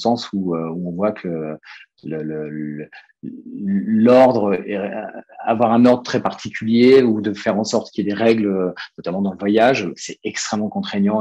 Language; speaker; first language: French; native; French